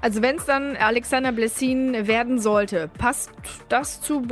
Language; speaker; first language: German; native; German